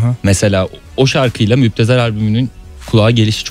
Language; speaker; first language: Turkish; native; Turkish